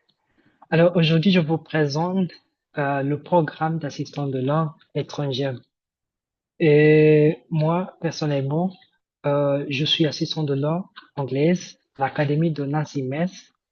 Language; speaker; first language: French; non-native, fluent; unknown